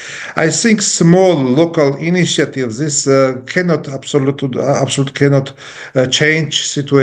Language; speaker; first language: English; non-native, learner; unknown